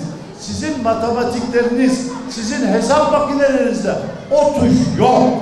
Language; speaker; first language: Turkish; native; Turkish